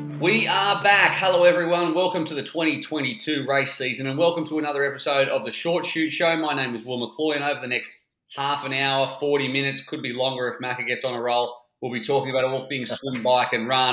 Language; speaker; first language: English; native; English